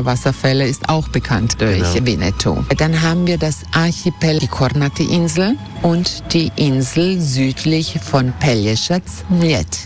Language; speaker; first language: German; non-native, fluent; Croatian